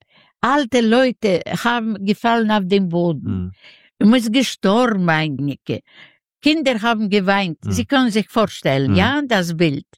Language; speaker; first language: German; non-native, fluent; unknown